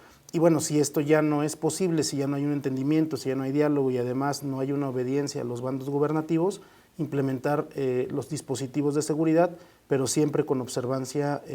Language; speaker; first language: Spanish; native; Spanish